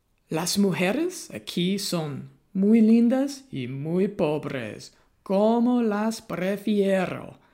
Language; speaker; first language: Spanish; non-native, learner; English